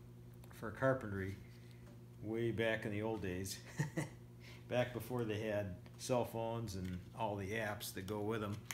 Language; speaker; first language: English; native; English